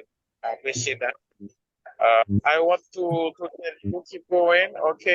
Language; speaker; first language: English; non-native, learner; Haitian Creole